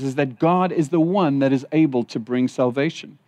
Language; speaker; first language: English; native; English